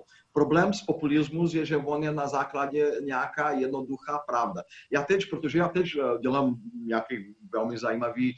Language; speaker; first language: Czech; non-native, fluent; Portuguese